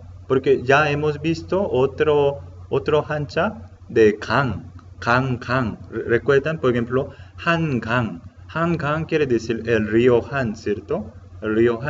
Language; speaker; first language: Spanish; non-native, learner; Korean